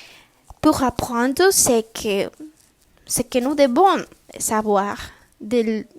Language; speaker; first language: French; non-native, learner; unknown